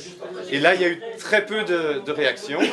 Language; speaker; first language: French; non-native, local second language; Dutch